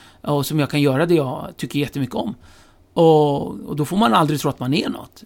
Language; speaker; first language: Swedish; early bilingual, other home language; Kurdish